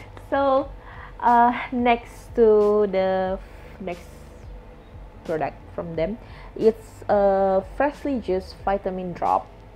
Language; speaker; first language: English; non-native, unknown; Indonesian